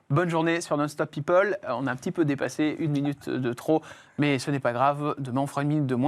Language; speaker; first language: French; native; French